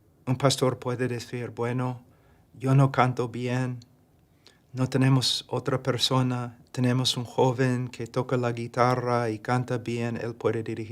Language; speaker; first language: Spanish; non-native, fluent; English